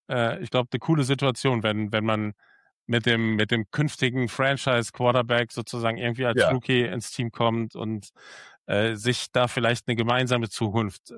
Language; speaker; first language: German; native; German